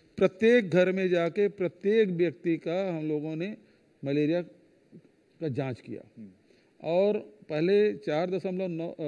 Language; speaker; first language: Hindi; native; Hindi